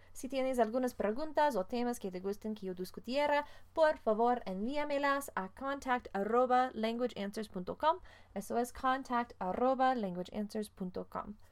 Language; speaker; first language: Spanish; non-native, fluent; English